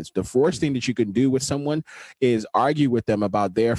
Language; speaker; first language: English; non-native, local second language; Yoruba